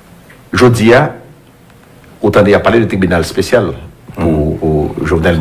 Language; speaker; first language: French; non-native, local second language; Haitian Creole